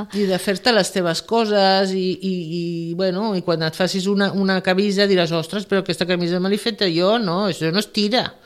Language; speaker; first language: Catalan; non-native, local second language; Spanish